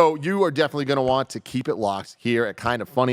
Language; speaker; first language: English; native; English